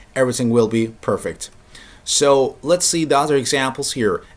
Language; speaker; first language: English; non-native, fluent; Turkish